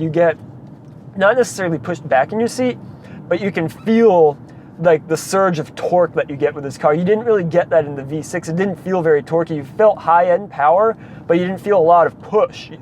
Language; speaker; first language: English; native; English